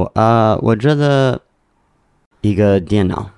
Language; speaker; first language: Chinese; non-native, learner; English